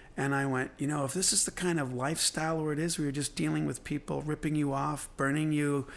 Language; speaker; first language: English; native; English